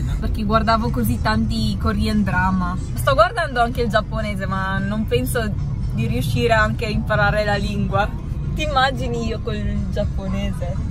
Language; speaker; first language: Italian; early bilingual, heritage; Italian